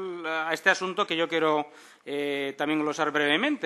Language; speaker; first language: Spanish; native; Spanish